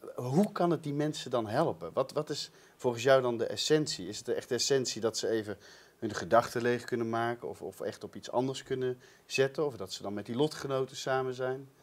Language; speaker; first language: Dutch; native; Dutch